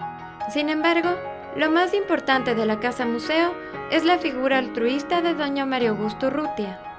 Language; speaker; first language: Spanish; native; Spanish